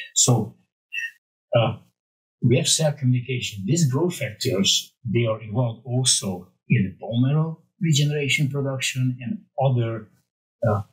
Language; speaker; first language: English; non-native, fluent; Romanian